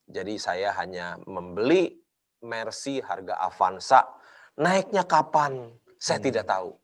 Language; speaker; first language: Indonesian; native; Indonesian